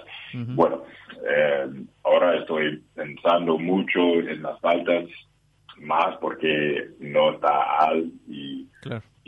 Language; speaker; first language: Spanish; non-native, learner; English